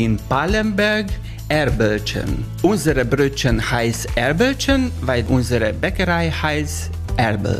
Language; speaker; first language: German; non-native, learner; Hungarian